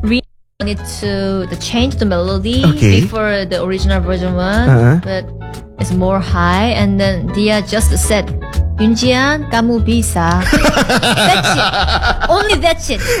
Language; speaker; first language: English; non-native, learner; Korean